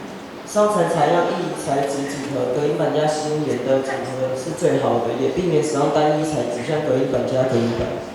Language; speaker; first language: Chinese; native; Chinese